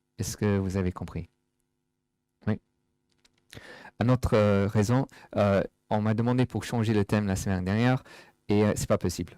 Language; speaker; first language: French; non-native, fluent; English